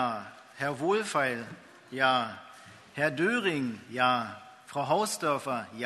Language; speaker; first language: German; native; German